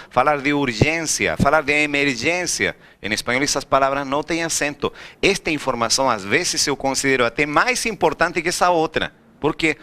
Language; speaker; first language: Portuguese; non-native, fluent; Spanish